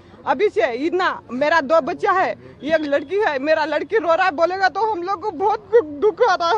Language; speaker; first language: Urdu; non-native, local second language; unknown